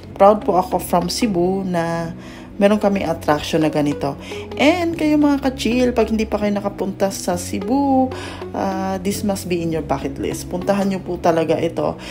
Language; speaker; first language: Filipino; non-native, local second language; Cebuano